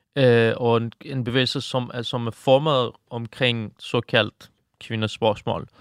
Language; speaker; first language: Danish; non-native, fluent; Persian